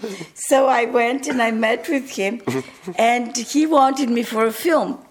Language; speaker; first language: English; early bilingual, other home language; Bulgarian